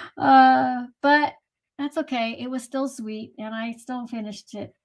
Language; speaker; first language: English; native; English